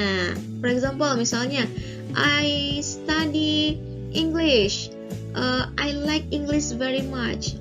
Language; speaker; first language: English; non-native, learner; Indonesian